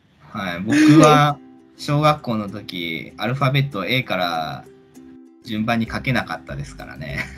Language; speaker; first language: Japanese; native; Japanese